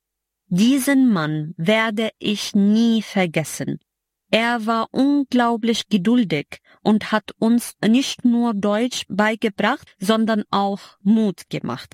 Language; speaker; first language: German; non-native, fluent; Arabic